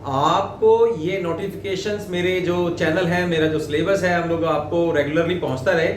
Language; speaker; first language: Hindi; non-native, local second language; Punjabi